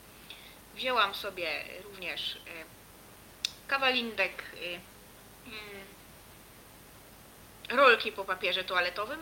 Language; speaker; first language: Polish; native; Polish